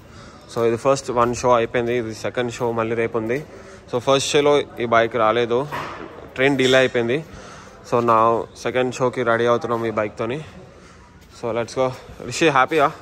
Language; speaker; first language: Telugu; native; Telugu